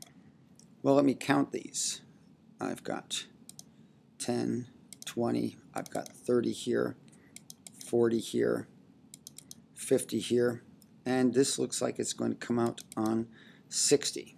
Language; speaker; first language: English; native; English